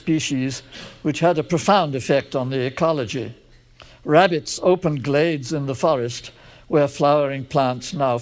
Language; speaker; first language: English; native; English